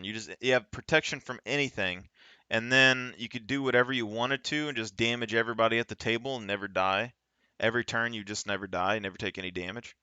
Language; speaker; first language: English; native; English